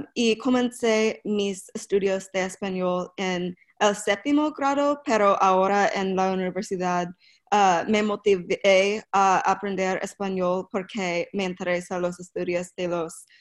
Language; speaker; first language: Spanish; non-native, learner; English